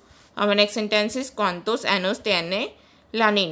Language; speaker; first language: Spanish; non-native, learner; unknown